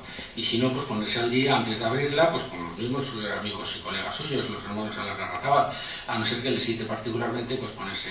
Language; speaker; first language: Spanish; native; Spanish